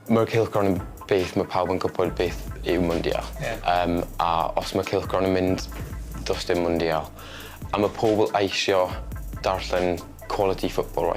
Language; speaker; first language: Welsh; non-native, learner; English